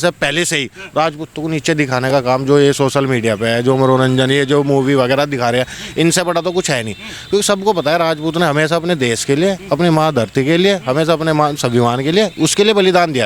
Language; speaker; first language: Hindi; native; Hindi